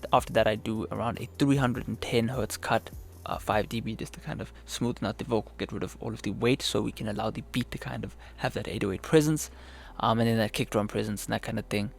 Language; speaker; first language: English; native; English